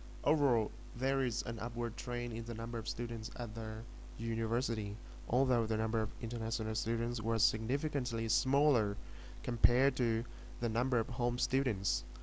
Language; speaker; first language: English; non-native, fluent; Vietnamese